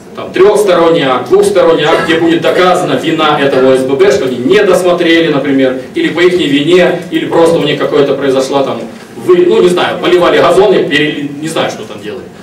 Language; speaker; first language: Russian; non-native, local second language; Ukrainian